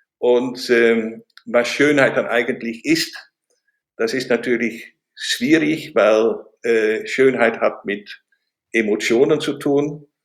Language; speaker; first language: German; non-native, fluent; Dutch